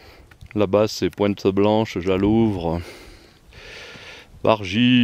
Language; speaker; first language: French; native; French